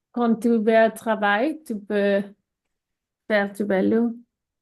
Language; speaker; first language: French; non-native, learner; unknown